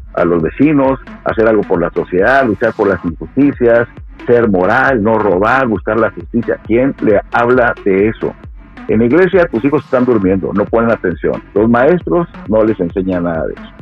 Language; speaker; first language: Spanish; native; Spanish